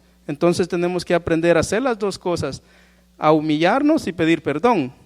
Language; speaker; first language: Spanish; native; Spanish